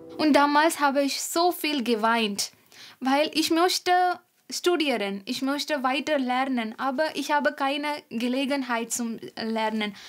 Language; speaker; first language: German; non-native, learner; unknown